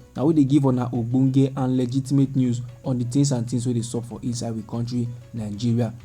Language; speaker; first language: Nigerian Pidgin; native; Nigerian Pidgin